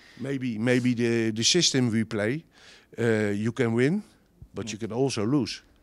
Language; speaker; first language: English; non-native, learner; Dutch